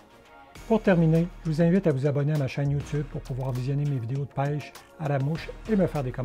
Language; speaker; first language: French; native; French